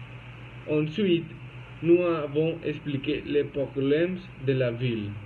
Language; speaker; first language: French; non-native, learner; Spanish